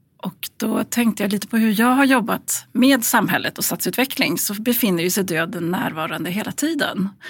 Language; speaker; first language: Swedish; native; Swedish